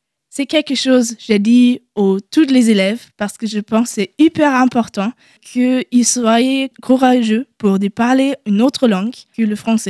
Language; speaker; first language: French; non-native, learner; German